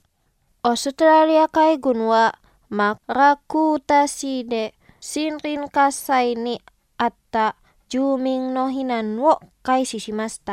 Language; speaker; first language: Japanese; non-native, fluent; Indonesian